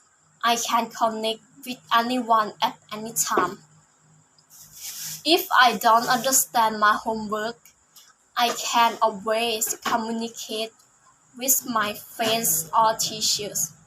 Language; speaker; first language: English; non-native, learner; Thai